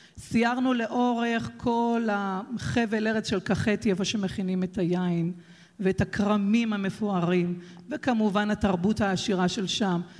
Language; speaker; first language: Hebrew; early bilingual, other home language; Georgian